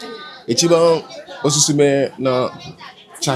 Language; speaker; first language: Japanese; non-native, learner; English